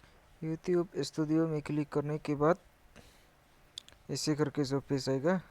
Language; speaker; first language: Hindi; non-native, local second language; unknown